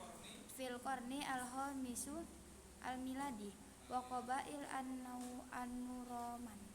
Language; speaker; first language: Arabic; non-native, learner; Indonesian